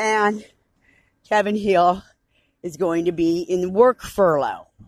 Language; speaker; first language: English; native; English